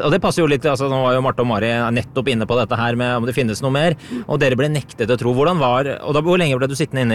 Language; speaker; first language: Norwegian; native; Norwegian